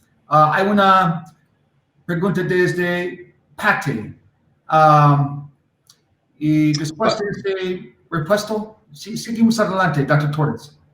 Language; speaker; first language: Spanish; non-native, learner; English